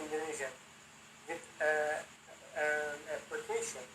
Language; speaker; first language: English; non-native, learner; Turkish